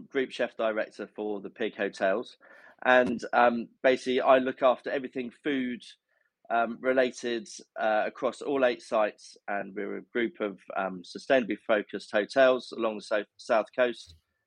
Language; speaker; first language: English; native; English